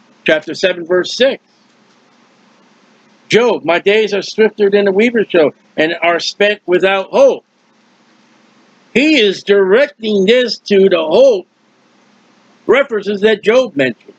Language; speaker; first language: English; native; English